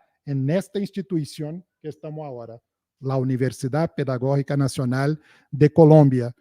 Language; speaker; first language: Spanish; non-native, fluent; Portuguese